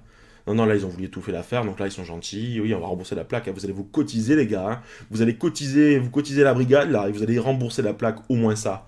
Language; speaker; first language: French; native; French